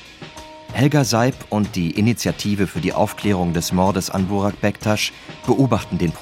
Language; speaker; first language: German; native; German